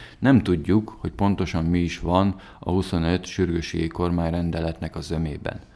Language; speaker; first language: Hungarian; native; Hungarian